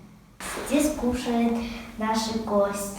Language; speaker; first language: Russian; non-native, local second language; Kazakh